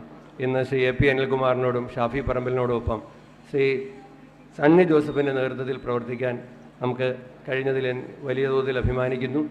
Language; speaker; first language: Malayalam; native; Malayalam